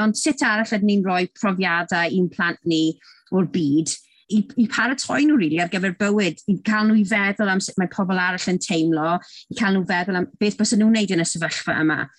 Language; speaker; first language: Welsh; non-native, local second language; English